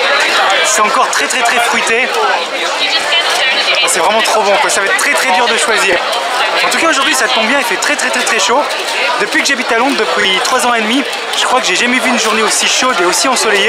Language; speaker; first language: French; native; French